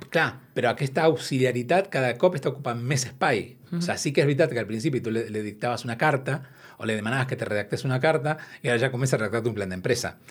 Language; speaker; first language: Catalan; non-native, local second language; Spanish